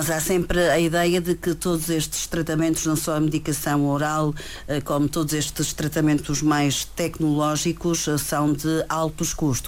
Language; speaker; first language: Portuguese; native; Portuguese